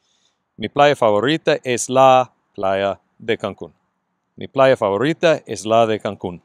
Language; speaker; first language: Spanish; non-native, fluent; English